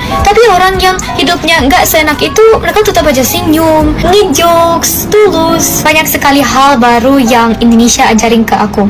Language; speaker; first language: Indonesian; non-native, fluent; German